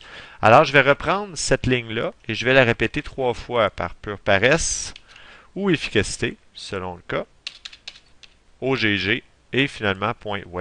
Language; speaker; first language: French; native; French